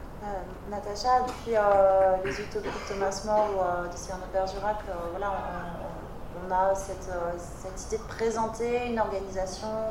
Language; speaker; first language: French; native; French